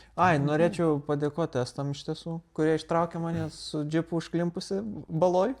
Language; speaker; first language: Lithuanian; native; Lithuanian